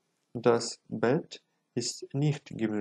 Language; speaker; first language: German; non-native, fluent; Ukrainian